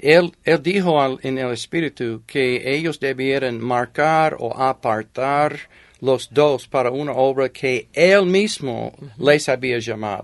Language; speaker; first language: Spanish; non-native, fluent; English